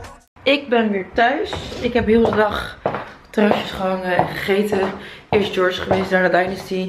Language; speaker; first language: Dutch; native; Dutch